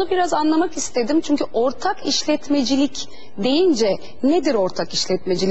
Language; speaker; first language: Turkish; native; Turkish